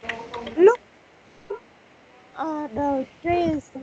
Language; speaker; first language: English; non-native, learner; Vietnamese